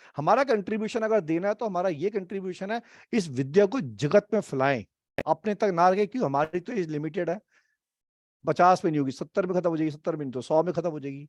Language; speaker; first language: Hindi; native; Hindi